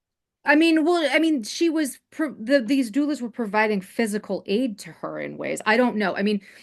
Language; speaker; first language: English; native; English